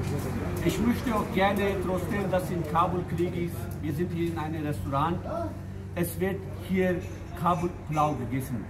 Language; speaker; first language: German; non-native, fluent; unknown